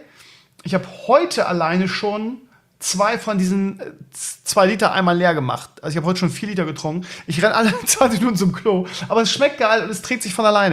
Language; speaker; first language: German; native; German